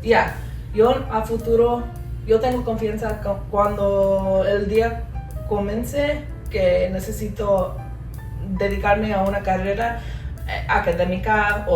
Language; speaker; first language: Spanish; early bilingual, heritage; English